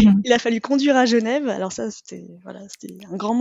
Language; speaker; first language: French; native; French